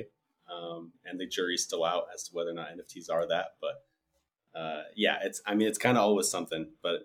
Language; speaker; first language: English; native; English